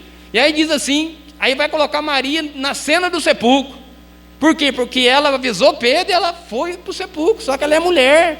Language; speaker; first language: Portuguese; native; Portuguese